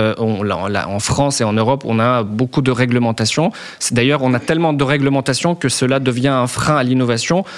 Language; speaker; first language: French; non-native, local second language; Arabic